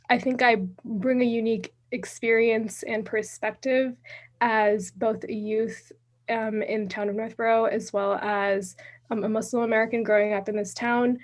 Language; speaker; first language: English; native; English